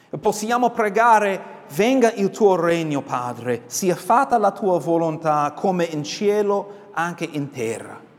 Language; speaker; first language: Italian; non-native, fluent; English